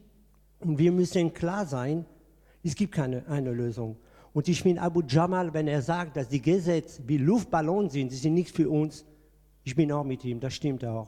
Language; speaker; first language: German; non-native, fluent; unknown